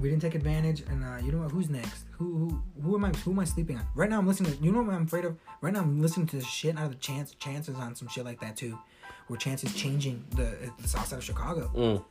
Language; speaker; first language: English; early bilingual, other home language; Spanish